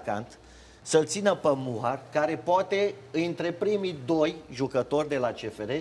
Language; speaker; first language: Romanian; native; Romanian